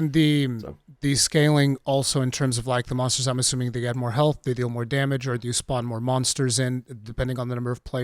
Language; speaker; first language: English; native; English